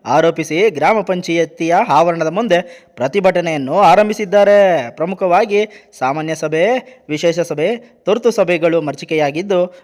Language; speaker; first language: Kannada; native; Kannada